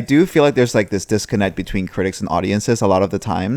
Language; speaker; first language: English; native; English